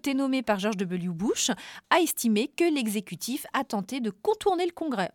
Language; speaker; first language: French; native; French